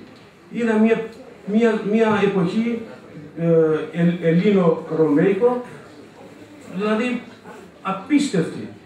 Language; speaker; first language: Greek; non-native, fluent; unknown